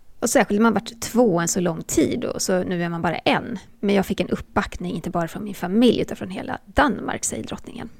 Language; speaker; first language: Swedish; native; Swedish